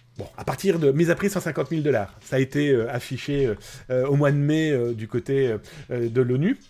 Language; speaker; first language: French; native; French